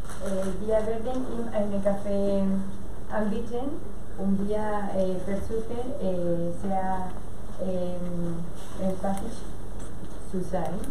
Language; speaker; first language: German; non-native, learner; Spanish